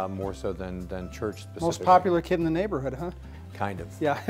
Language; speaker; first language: English; native; English